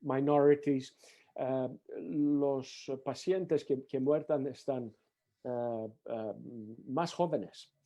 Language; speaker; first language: Spanish; non-native, learner; English